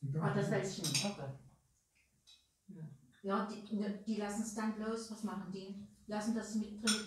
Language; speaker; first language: German; native; German